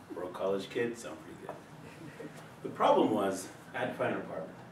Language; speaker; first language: English; native; English